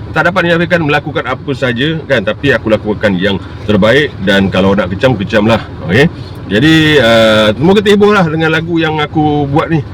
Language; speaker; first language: Malay; native; Malay